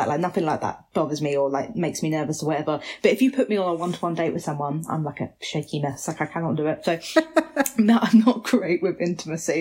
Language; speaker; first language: English; native; English